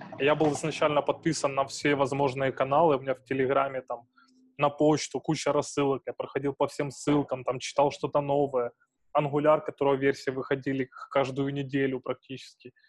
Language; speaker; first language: Russian; native; Russian